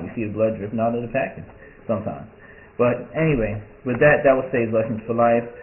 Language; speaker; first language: English; native; English